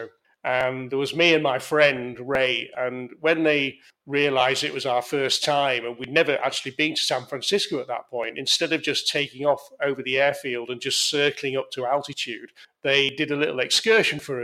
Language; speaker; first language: English; native; English